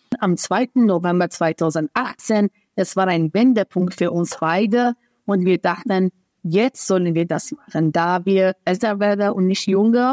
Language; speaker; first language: German; non-native, fluent; Persian